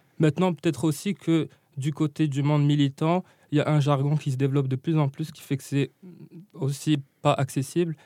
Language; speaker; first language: French; non-native, local second language; Arabic